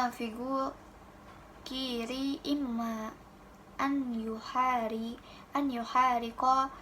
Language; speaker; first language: Arabic; non-native, learner; Indonesian